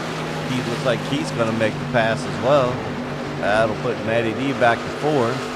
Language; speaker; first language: English; native; English